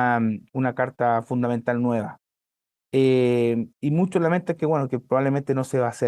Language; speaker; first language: Spanish; native; Spanish